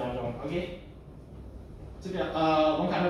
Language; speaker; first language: Chinese; non-native, local second language; English